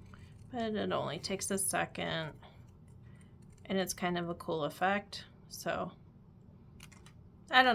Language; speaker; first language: English; native; English